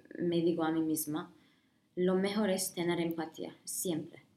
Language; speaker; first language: Spanish; non-native, learner; Turkish